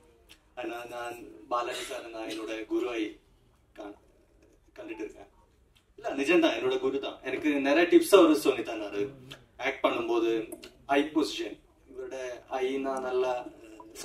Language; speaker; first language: Tamil; non-native, fluent; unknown